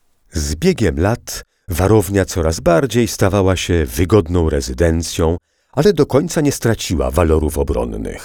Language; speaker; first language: Polish; native; Polish